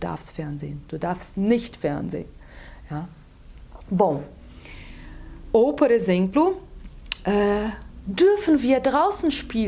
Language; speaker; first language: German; non-native, fluent; Portuguese